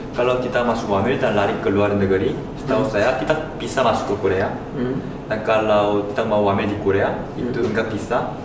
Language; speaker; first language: Indonesian; non-native, fluent; Korean